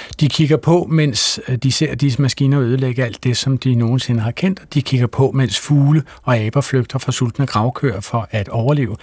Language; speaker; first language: Danish; native; Danish